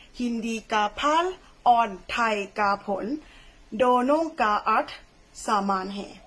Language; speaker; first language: Hindi; non-native, fluent; Thai